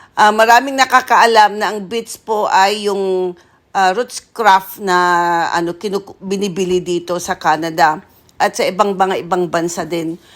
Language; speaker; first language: Filipino; non-native, local second language; Iloko